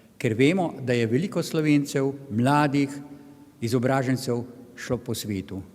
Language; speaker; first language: Slovenian; native; Slovenian